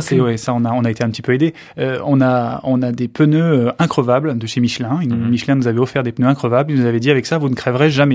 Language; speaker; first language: French; native; French